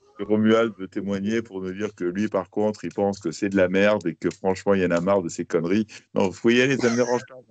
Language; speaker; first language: French; native; French